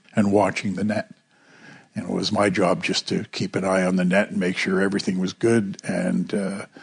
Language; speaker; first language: English; native; English